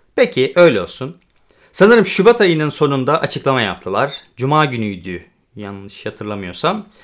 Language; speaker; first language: Turkish; native; Turkish